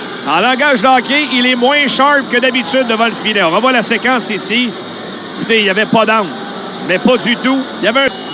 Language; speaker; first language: French; native; French